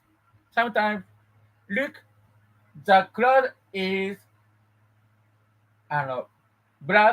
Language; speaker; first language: English; non-native, learner; Japanese